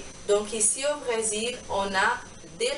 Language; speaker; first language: French; non-native, learner; Portuguese